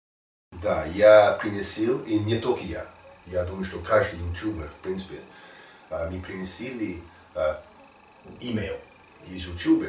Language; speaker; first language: Russian; non-native, learner; English